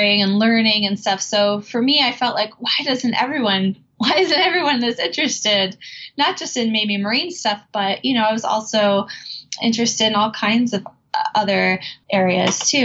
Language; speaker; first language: English; native; English